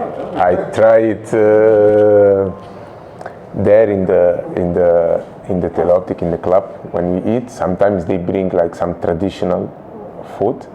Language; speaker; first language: English; non-native, local second language; Kabuverdianu